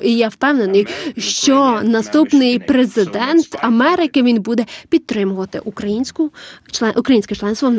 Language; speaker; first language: Ukrainian; non-native, learner; Lithuanian